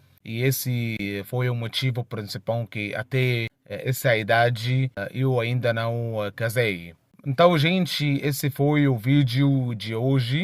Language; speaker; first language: Portuguese; non-native, fluent; Arabic